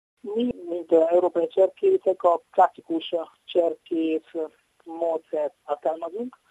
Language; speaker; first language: Hungarian; non-native, fluent; Italian